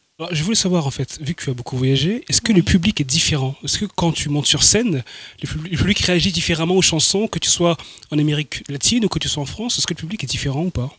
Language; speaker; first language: French; native; French